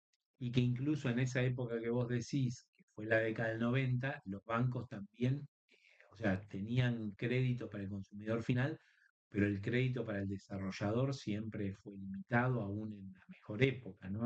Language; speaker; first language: Spanish; native; Spanish